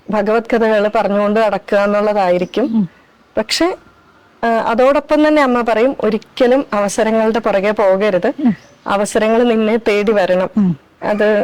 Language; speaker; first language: Malayalam; native; Malayalam